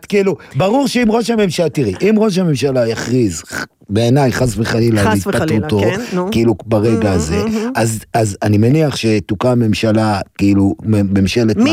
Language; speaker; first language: Hebrew; native; Hebrew